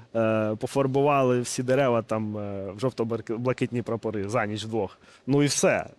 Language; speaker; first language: Ukrainian; non-native, local second language; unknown